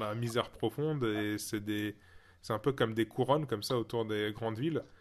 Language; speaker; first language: French; native; French